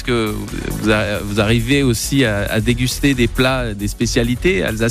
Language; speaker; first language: French; native; French